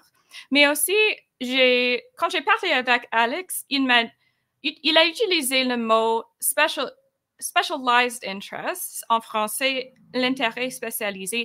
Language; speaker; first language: French; non-native, fluent; English